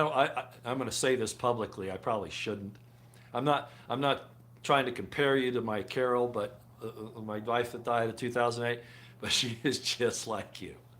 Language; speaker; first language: English; native; English